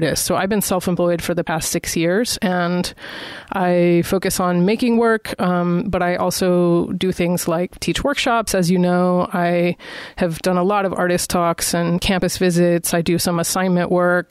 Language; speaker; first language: English; native; English